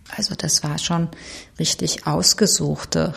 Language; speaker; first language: German; early bilingual, other home language; Turkish